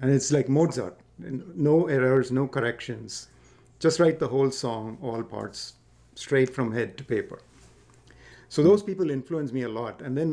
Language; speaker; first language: English; non-native, local second language; Tamil